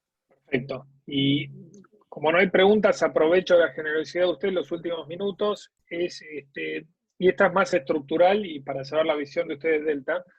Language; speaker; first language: Spanish; native; Spanish